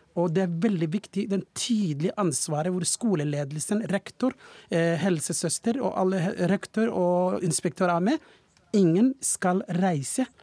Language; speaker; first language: Norwegian; non-native, fluent; Somali